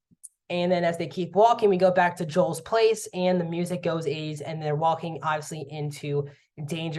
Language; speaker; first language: English; native; English